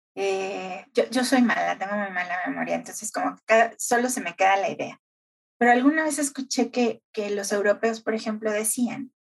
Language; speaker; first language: Spanish; native; Spanish